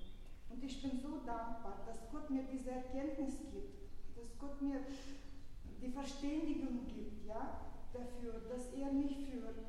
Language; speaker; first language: German; early bilingual, other home language; Russian